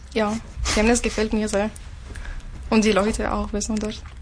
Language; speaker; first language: German; non-native, learner; Arabic